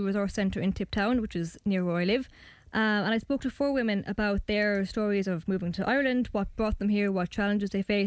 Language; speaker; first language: English; native; English